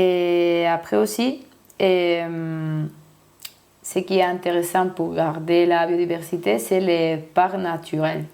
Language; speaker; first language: French; non-native, learner; Spanish